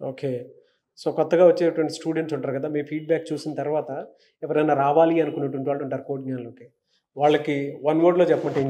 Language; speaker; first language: Telugu; native; Telugu